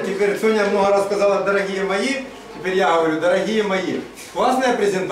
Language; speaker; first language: Russian; native; Russian